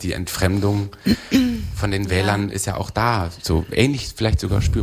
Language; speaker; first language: German; native; German